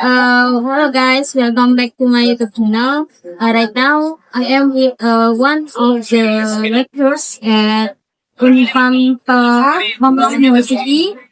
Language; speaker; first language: English; non-native, learner; Indonesian